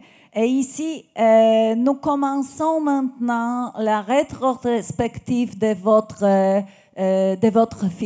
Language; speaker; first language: French; non-native, learner; Polish